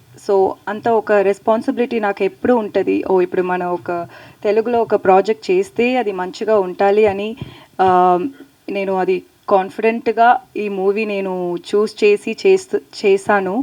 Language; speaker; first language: Telugu; non-native, learner; Tamil